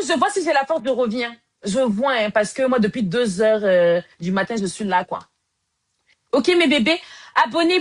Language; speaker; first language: French; native; French